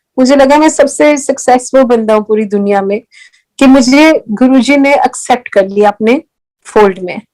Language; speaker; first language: Hindi; early bilingual, heritage; Hindi